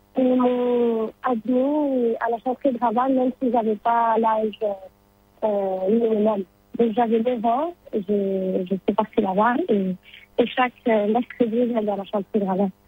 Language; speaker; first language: French; non-native, local second language; Arabic